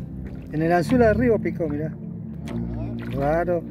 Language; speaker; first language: Spanish; native; Spanish